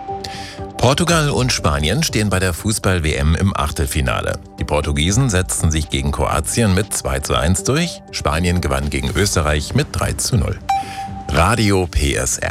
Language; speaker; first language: German; native; German